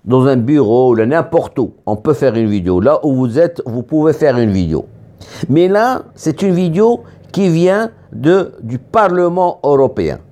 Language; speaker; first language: French; non-native, local second language; Arabic